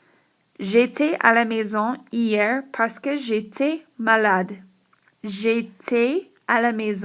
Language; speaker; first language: French; non-native, fluent; English